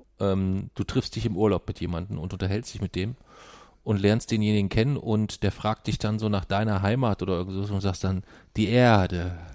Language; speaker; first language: German; native; German